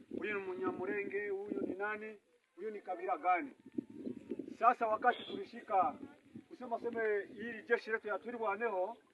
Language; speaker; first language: Swahili; non-native, local second language; Kinyarwanda